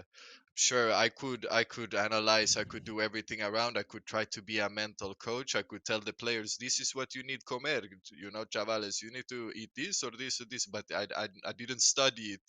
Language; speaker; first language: English; non-native, fluent; Swedish